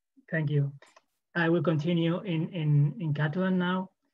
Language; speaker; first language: English; non-native, fluent; Catalan